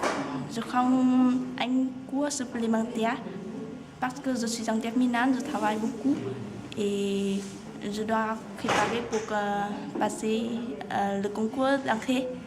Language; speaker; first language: French; non-native, learner; Vietnamese